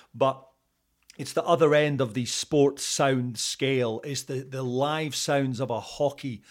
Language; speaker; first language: English; native; English